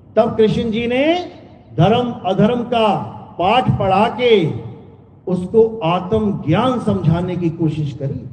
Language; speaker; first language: Hindi; native; Hindi